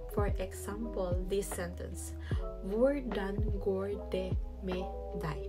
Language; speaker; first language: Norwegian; non-native, fluent; Filipino